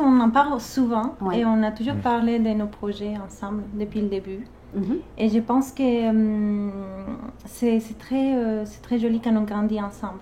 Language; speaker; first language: French; non-native, fluent; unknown